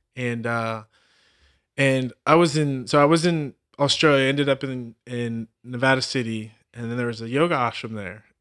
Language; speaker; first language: English; native; English